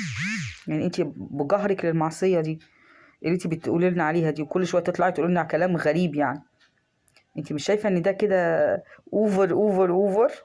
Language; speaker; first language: Arabic; native; Arabic